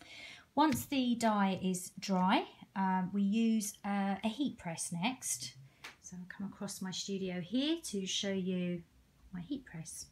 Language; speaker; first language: English; native; English